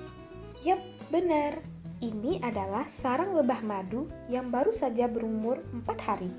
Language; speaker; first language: Indonesian; native; Indonesian